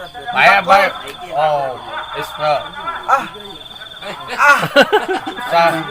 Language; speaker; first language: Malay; non-native, local second language; Sundanese